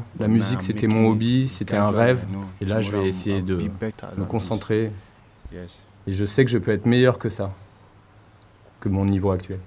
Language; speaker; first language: French; non-native, learner; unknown